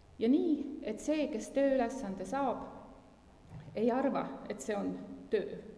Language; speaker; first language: Estonian; native; Estonian